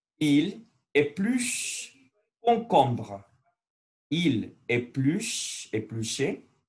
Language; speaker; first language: French; non-native, learner; Spanish